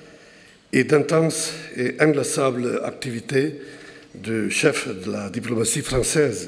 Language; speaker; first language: French; non-native, fluent; Italian